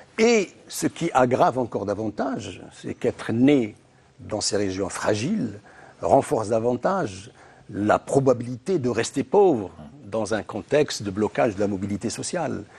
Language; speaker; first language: French; non-native, local second language; Arabic